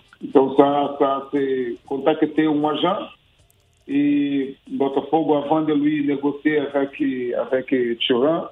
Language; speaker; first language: French; non-native, learner; Portuguese